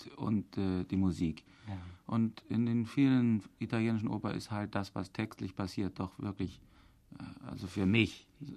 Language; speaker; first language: German; native; German